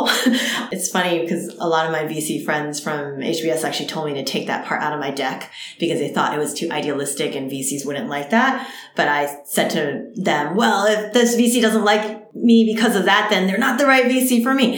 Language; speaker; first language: English; early bilingual, other home language; Cantonese